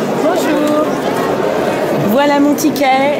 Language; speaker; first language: French; native; French